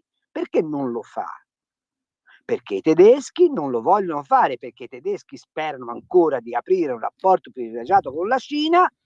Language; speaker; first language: Italian; native; Italian